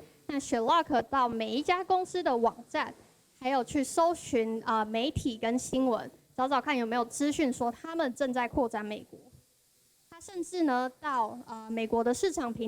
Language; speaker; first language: Chinese; native; Chinese